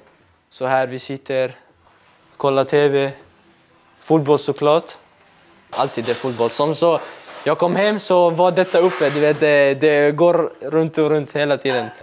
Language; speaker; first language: Swedish; early bilingual, other home language; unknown